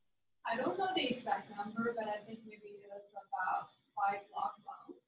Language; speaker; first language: English; non-native, learner; Portuguese